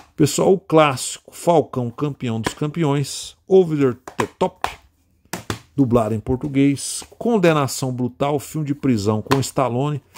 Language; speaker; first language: Portuguese; native; Portuguese